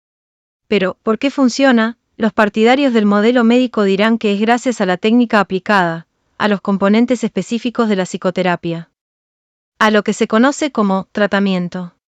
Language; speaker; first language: Spanish; native; Spanish